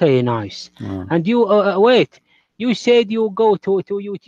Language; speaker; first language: English; non-native, learner; Arabic